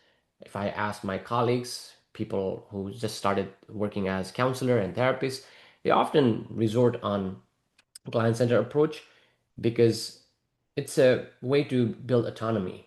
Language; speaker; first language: English; non-native, fluent; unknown